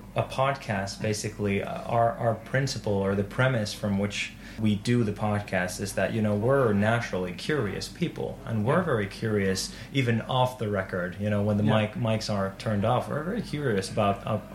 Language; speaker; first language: English; non-native, fluent; Finnish